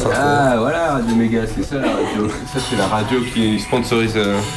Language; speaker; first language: French; native; French